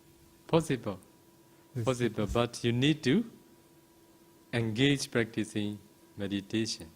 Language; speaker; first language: English; non-native, fluent; Burmese